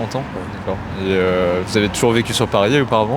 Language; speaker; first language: French; native; French